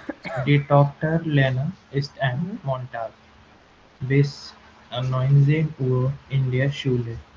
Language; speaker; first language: German; non-native, learner; Hindi